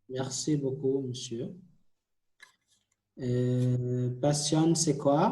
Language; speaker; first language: French; non-native, fluent; Arabic